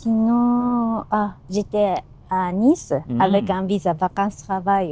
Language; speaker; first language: French; non-native, learner; Japanese